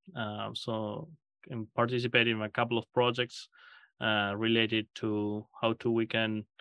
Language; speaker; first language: English; non-native, fluent; Spanish